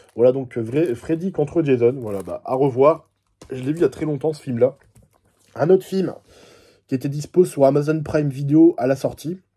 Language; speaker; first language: French; native; French